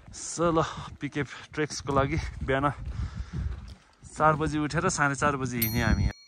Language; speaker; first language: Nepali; non-native, local second language; Sherpa